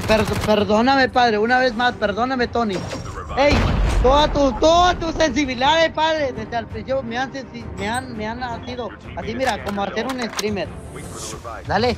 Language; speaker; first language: Spanish; native; Spanish